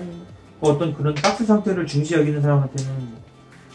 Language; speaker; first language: Korean; native; Korean